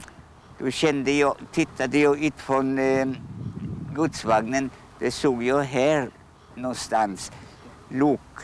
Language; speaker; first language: Swedish; non-native, fluent; Polish